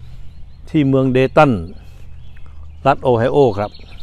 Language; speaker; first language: Thai; native; Thai